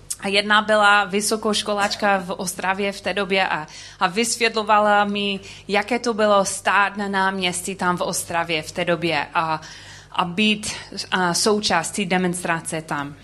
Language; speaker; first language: Czech; non-native, learner; English